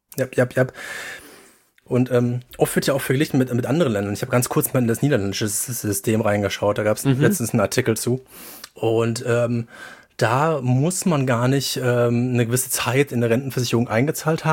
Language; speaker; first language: German; native; German